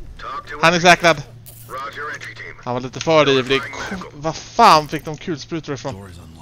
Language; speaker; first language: Swedish; native; Swedish